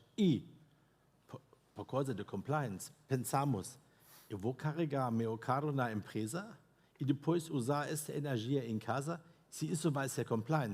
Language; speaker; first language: Portuguese; non-native, fluent; German